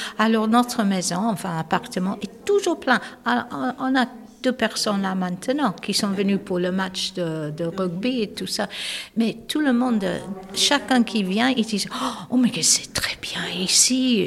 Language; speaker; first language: French; non-native, fluent; English